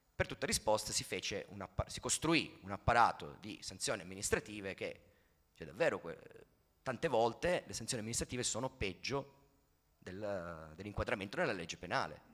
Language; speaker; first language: Italian; native; Italian